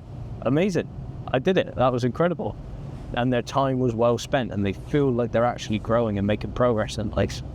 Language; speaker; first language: English; native; English